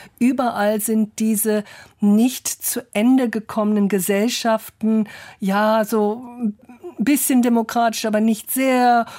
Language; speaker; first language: German; early bilingual, other home language; English